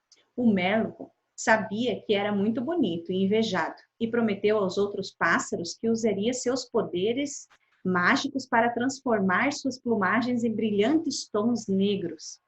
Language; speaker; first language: Portuguese; native; Portuguese